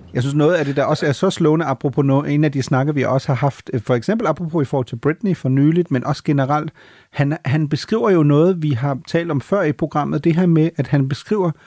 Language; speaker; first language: Danish; non-native, fluent; German